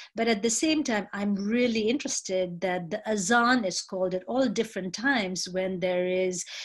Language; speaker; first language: English; non-native, local second language; Bangla